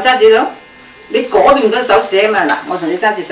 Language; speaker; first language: Cantonese; native; Cantonese